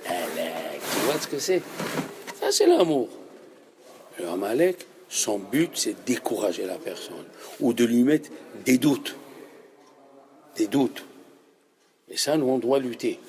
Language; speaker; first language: French; native; French